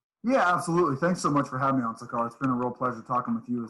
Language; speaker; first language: English; native; English